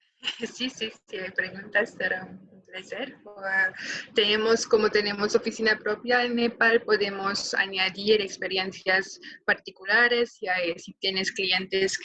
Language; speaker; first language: Spanish; non-native, fluent; French